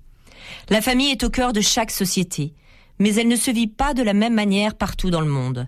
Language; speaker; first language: French; native; French